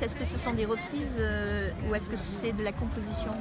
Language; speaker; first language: French; native; French